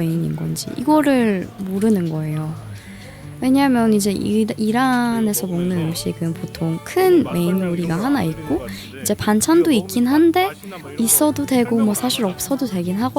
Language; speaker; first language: Korean; non-native, fluent; Persian